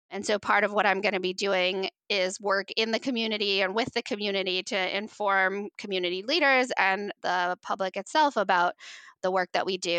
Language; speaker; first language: English; native; English